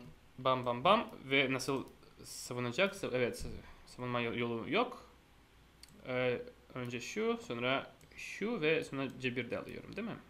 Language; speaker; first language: Turkish; non-native, fluent; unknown